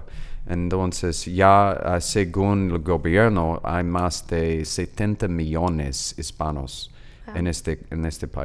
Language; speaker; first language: Spanish; non-native, learner; English